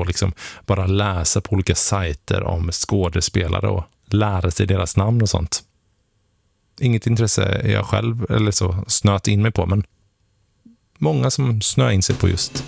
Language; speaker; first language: Swedish; native; Swedish